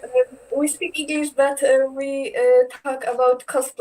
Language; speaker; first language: English; non-native, learner; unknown